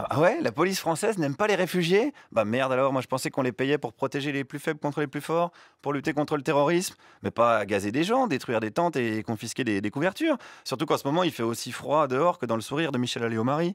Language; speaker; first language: French; native; French